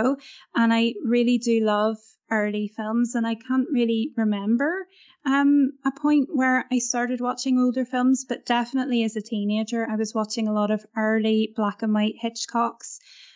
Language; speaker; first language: English; native; English